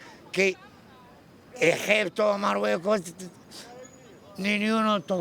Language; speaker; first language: Spanish; non-native, learner; Arabic